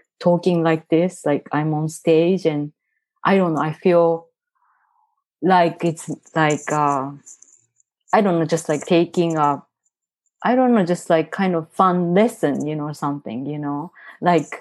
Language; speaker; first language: English; non-native, fluent; Japanese